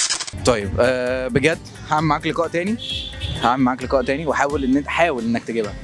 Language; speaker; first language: Arabic; native; Arabic